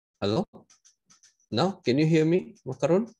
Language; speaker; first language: English; non-native, local second language; Malay